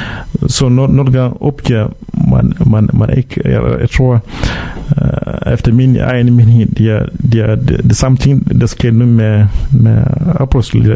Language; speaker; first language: Danish; non-native, fluent; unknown